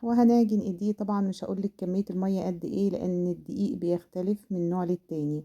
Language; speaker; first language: Arabic; native; Arabic